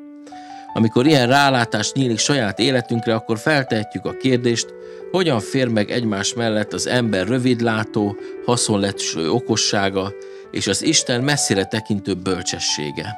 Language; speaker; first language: Hungarian; native; Hungarian